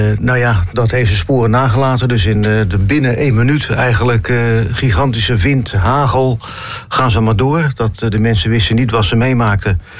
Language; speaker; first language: Dutch; native; Dutch